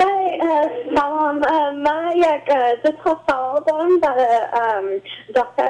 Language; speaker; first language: Persian; early bilingual, heritage; Persian